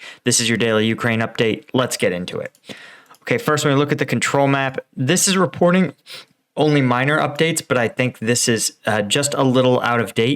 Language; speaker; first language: English; native; English